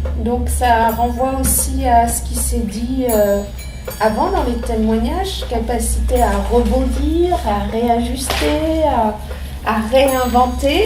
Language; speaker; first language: French; native; French